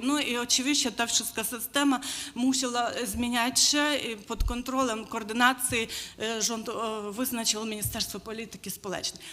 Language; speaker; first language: Polish; non-native, learner; Ukrainian